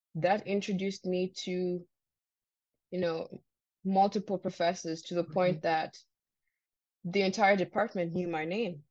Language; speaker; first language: English; non-native, local second language; Ganda